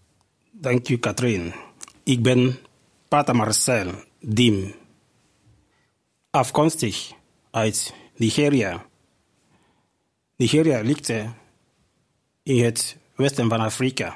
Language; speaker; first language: Dutch; non-native, fluent; Igbo